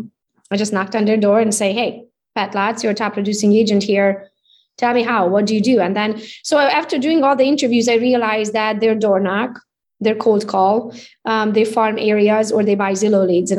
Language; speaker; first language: English; non-native, fluent; Hungarian